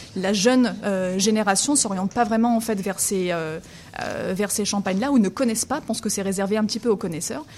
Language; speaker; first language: French; native; French